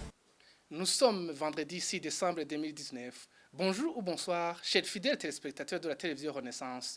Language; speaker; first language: French; non-native, local second language; Rundi